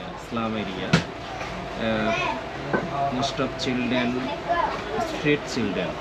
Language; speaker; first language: English; non-native, learner; Bangla